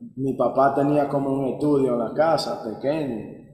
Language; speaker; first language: Spanish; early bilingual, heritage; Spanish